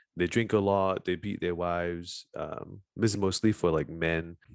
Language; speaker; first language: English; native; English